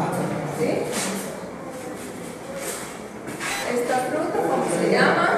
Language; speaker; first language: Spanish; non-native, learner; Portuguese